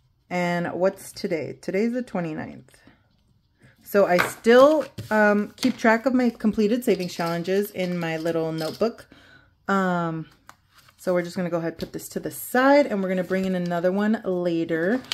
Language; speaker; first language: English; native; English